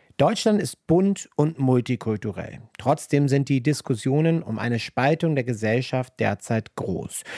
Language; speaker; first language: German; native; German